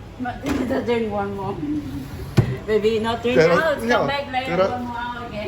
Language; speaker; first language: English; non-native, learner; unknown